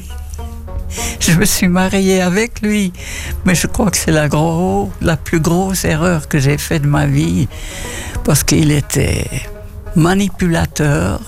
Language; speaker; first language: French; non-native, fluent; Dutch